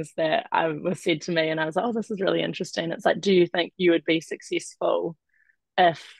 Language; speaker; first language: English; native; English